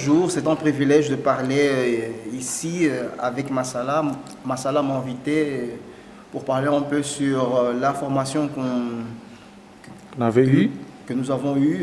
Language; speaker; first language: French; non-native, fluent; Portuguese